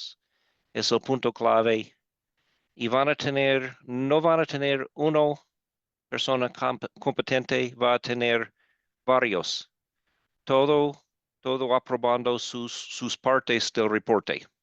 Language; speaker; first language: Spanish; non-native, fluent; English